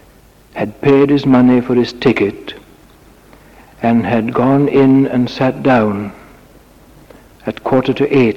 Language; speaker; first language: English; native; English